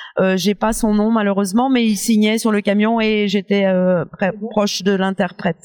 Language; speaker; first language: French; native; French